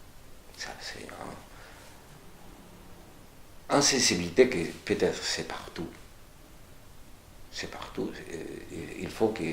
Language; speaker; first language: French; non-native, fluent; Spanish